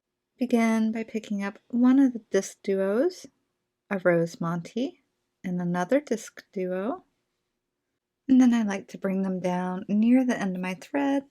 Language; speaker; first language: English; native; English